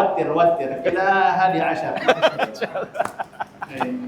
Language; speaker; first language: Arabic; non-native, fluent; Indonesian